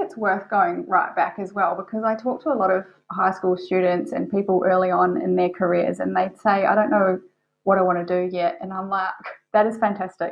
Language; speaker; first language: English; native; English